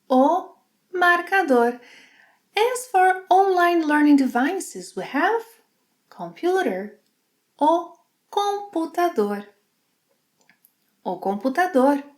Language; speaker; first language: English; non-native, fluent; Portuguese